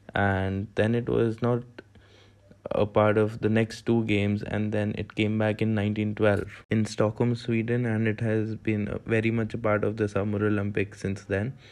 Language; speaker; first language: English; non-native, local second language; Hindi